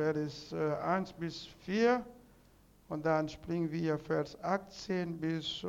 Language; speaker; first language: German; non-native, learner; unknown